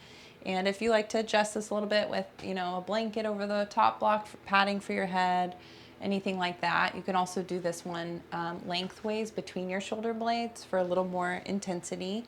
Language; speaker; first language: English; native; English